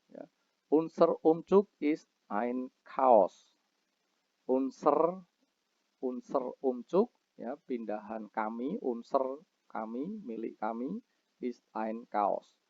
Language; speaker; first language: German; non-native, fluent; Indonesian